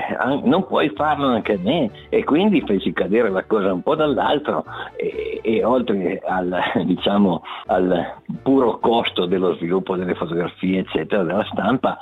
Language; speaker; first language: Italian; native; Italian